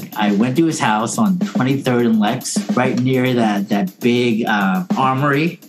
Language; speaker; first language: English; native; English